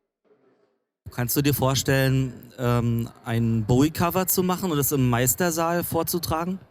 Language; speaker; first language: German; native; German